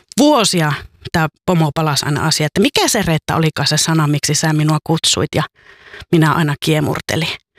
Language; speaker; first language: Finnish; native; Finnish